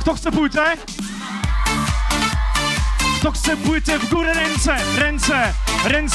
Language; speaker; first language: Polish; native; Polish